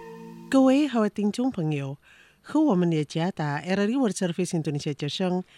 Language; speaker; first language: Chinese; non-native, fluent; Indonesian